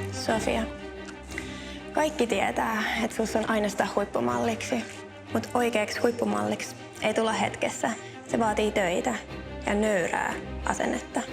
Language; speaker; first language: Finnish; native; Finnish